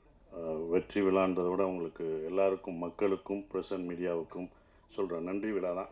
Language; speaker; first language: Tamil; native; Tamil